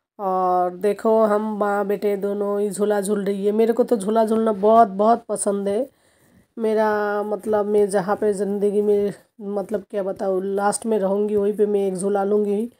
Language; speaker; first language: Hindi; non-native, local second language; Bangla